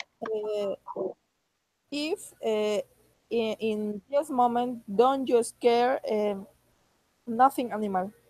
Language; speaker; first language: English; non-native, learner; Spanish